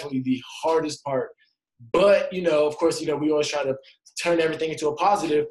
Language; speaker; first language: English; native; English